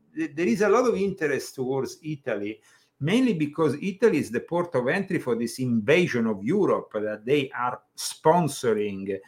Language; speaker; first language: English; non-native, fluent; Italian